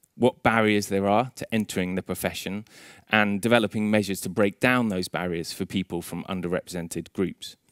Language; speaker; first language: English; native; English